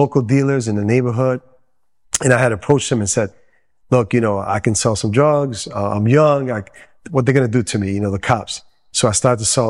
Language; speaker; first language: English; non-native, local second language; Spanish